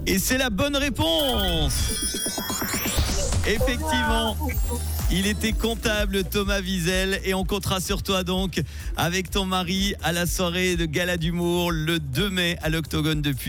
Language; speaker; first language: French; native; French